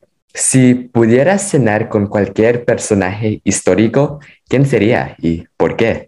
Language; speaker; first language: Spanish; non-native, fluent; English